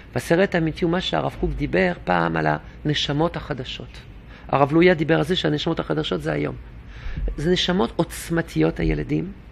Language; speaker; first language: Hebrew; non-native, fluent; French